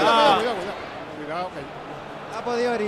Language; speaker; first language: Spanish; native; Spanish